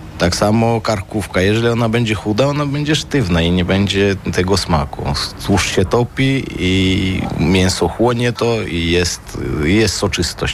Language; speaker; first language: Polish; non-native, fluent; Armenian